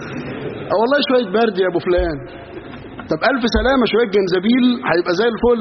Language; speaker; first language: Arabic; native; Arabic